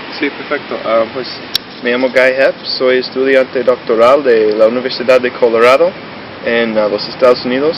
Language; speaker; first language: Spanish; non-native, fluent; English